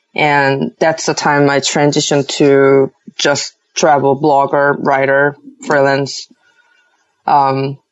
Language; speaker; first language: English; non-native, fluent; Korean